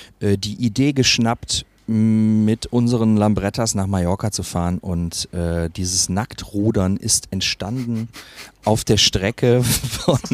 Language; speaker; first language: German; native; German